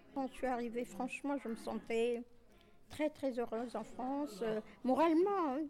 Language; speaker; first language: French; non-native, local second language; Arabic